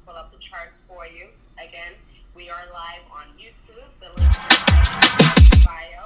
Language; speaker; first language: English; native; English